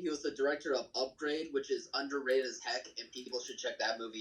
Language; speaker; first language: English; native; English